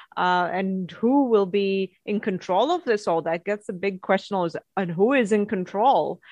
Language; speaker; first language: English; non-native, fluent; Russian